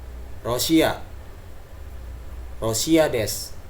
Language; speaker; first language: Japanese; non-native, fluent; Indonesian